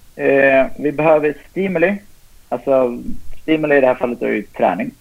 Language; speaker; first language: Swedish; native; Swedish